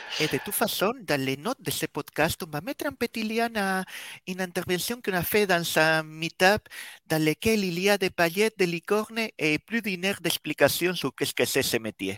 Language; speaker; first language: French; non-native, fluent; Spanish